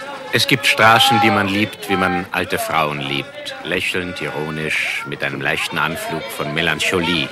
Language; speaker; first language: German; native; German